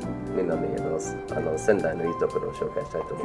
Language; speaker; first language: Japanese; non-native, fluent; English